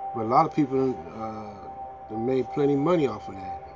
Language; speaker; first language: English; native; English